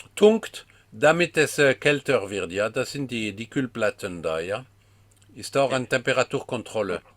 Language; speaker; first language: German; non-native, fluent; French